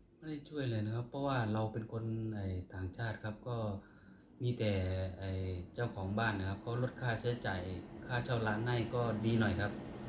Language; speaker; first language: Thai; native; Thai